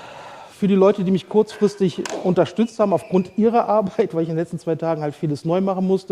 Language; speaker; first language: German; native; German